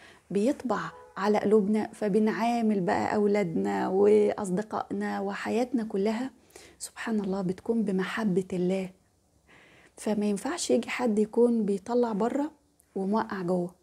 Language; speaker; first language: Arabic; native; Arabic